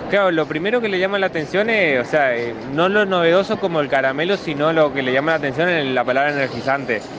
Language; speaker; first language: Spanish; native; Spanish